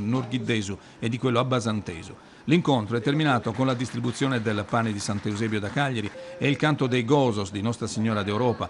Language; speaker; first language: Italian; native; Italian